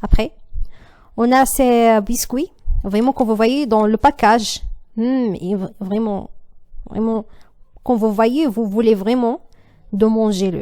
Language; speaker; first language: French; non-native, learner; Arabic